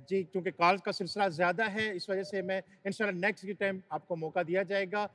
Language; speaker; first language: Urdu; native; Urdu